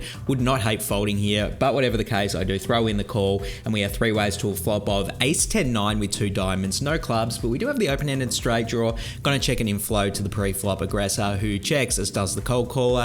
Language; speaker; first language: English; native; English